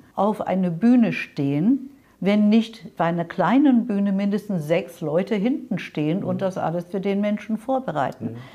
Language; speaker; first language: German; non-native, fluent; English